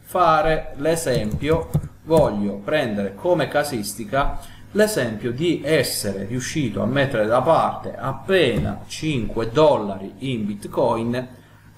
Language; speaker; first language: Italian; native; Italian